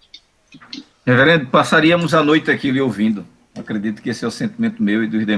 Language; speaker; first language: Portuguese; native; Portuguese